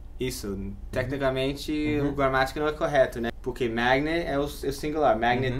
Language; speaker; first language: Portuguese; non-native, fluent; English